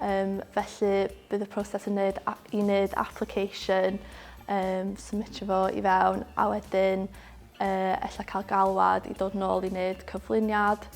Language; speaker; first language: Welsh; non-native, local second language; English